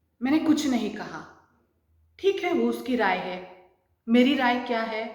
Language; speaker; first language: Hindi; non-native, local second language; Marathi